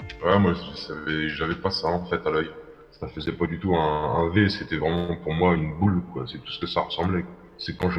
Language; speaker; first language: French; native; French